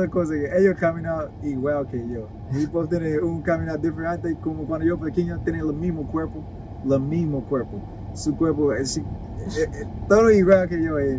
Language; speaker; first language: Spanish; non-native, learner; English